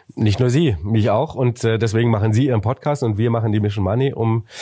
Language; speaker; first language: German; native; German